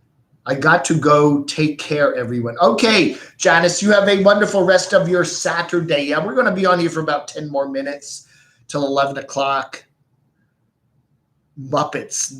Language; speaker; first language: English; native; English